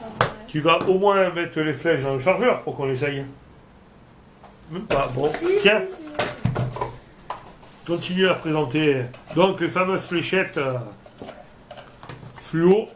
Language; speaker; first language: French; native; French